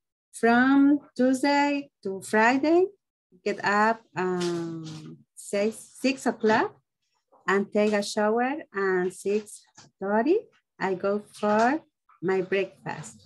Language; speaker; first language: English; non-native, learner; Spanish